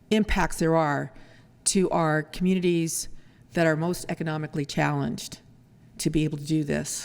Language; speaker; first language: English; early bilingual, other home language; Spanish